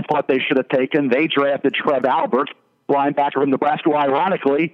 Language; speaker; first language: English; native; English